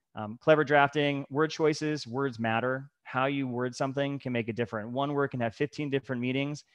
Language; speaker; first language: English; native; English